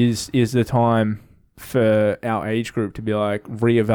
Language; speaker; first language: English; native; English